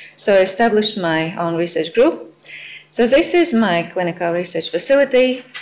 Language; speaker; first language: English; non-native, fluent; Latvian